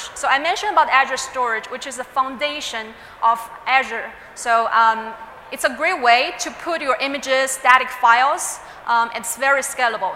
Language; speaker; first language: English; non-native, fluent; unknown